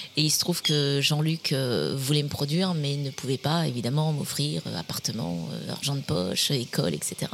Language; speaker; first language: French; native; French